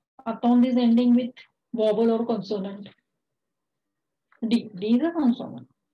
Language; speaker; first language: English; non-native, local second language; Marathi